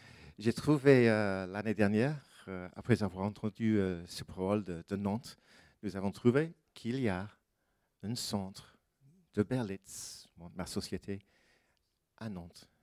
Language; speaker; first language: French; non-native, fluent; English